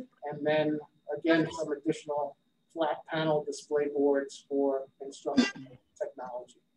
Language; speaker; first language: English; native; English